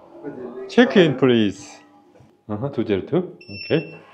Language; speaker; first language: English; non-native, learner; Korean